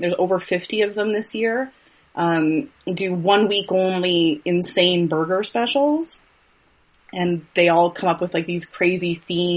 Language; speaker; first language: English; native; English